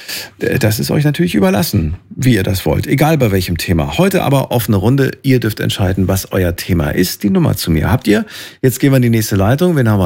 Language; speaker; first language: German; native; German